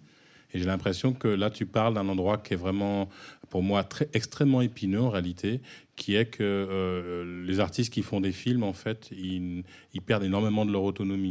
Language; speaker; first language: French; native; French